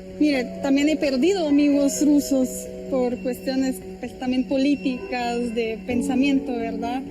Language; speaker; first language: Spanish; early bilingual, other home language; Ukrainian